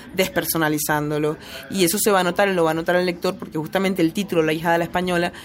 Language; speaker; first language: Spanish; native; Spanish